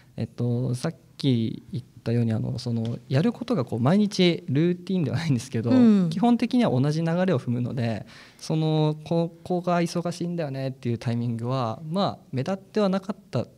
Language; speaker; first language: Japanese; native; Japanese